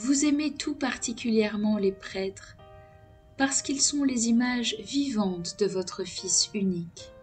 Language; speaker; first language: French; native; French